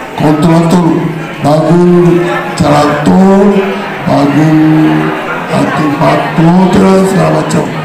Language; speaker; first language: Indonesian; non-native, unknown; Japanese